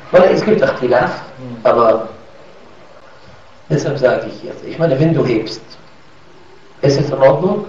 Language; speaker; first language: German; non-native, fluent; Arabic